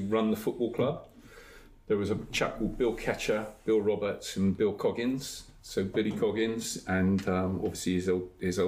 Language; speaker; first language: English; native; English